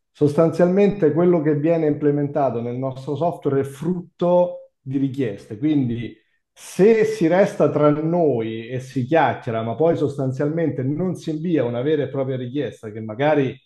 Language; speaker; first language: Italian; native; Italian